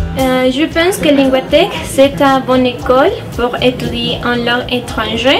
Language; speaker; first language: French; non-native, learner; Spanish